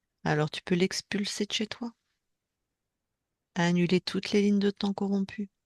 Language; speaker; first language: French; native; French